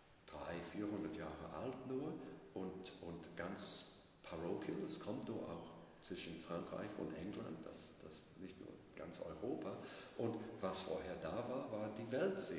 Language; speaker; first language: German; non-native, fluent; English